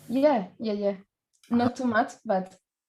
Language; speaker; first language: English; non-native, learner; Spanish